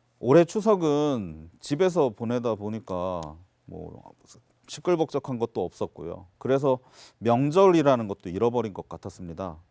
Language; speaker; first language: Korean; native; Korean